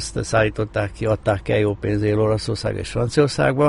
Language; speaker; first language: Hungarian; native; Hungarian